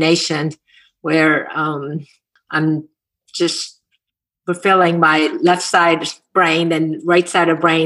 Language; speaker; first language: English; non-native, fluent; Korean